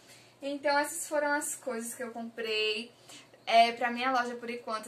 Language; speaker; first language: Portuguese; native; Portuguese